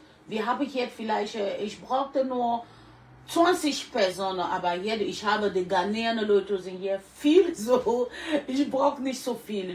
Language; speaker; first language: German; non-native, learner; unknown